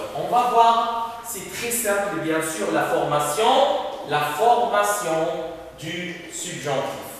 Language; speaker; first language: French; non-native, fluent; Arabic